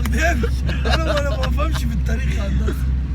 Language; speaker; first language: Arabic; native; Arabic